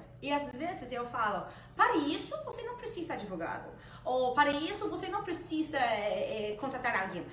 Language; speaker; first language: Portuguese; non-native, fluent; Spanish